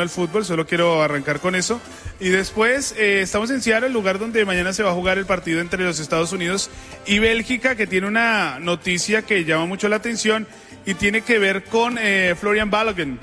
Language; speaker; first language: Spanish; native; Spanish